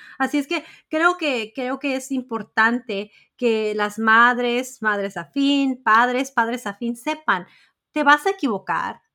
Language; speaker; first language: Spanish; early bilingual, heritage; Spanish